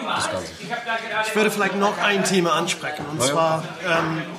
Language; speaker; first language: German; non-native, fluent; English